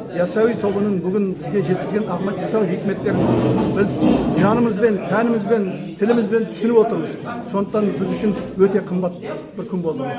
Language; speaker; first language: Kazakh; early bilingual, heritage; Kazakh